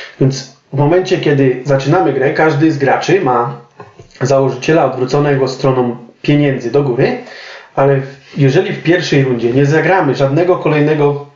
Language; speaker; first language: Polish; native; Polish